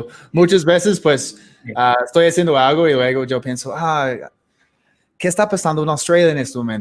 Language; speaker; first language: Spanish; non-native, fluent; English